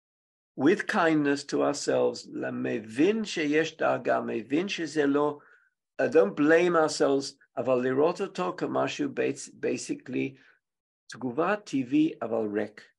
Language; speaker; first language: Hebrew; non-native, fluent; English